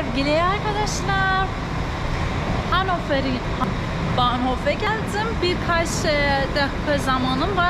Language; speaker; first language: Turkish; non-native, learner; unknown